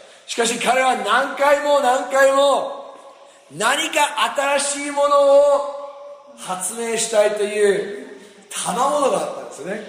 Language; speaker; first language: Japanese; non-native, fluent; English